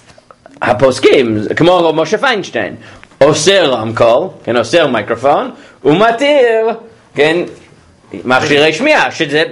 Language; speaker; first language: Hebrew; non-native, fluent; English